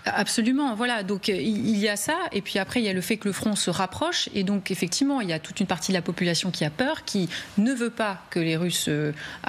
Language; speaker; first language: French; native; French